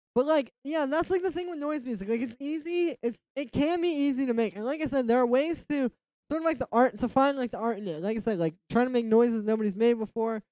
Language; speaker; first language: English; native; English